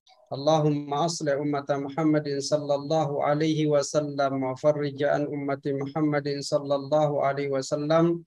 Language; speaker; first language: Arabic; non-native, fluent; Malay